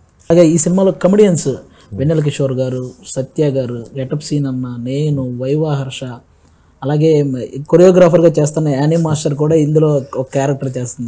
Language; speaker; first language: Telugu; native; Telugu